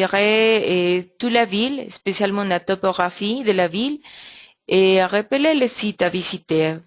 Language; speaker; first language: French; non-native, learner; Spanish